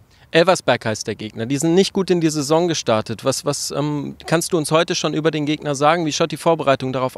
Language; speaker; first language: German; native; German